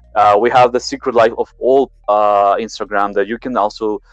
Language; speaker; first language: English; non-native, learner; Spanish